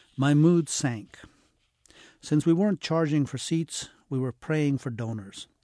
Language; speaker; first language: English; early bilingual, heritage; English